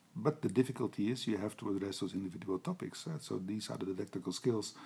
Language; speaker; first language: English; non-native, fluent; Dutch